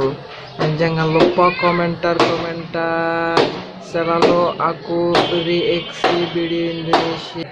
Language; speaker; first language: Indonesian; non-native, learner; Bangla